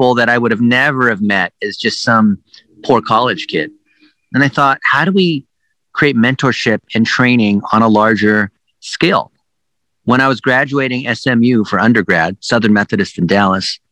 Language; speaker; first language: English; early bilingual, other home language; Chinese